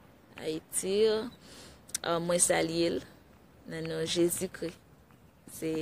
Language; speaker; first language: French; non-native, learner; Haitian Creole